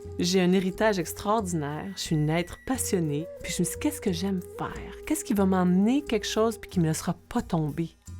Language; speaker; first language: French; native; French